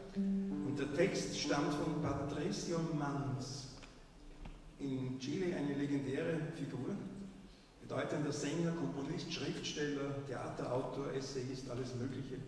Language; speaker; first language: German; native; German